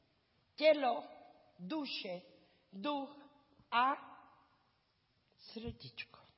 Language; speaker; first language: Czech; non-native, learner; Spanish